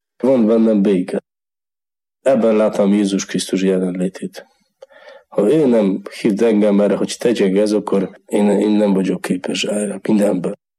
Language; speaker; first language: Hungarian; non-native, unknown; Polish